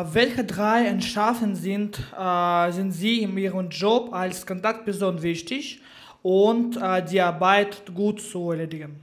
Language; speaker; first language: German; non-native, learner; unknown